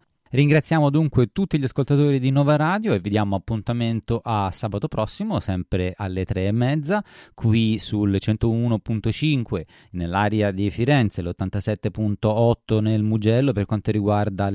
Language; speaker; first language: Italian; native; Italian